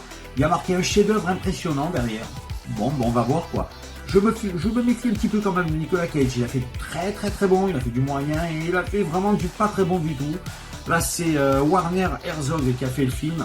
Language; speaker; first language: French; native; French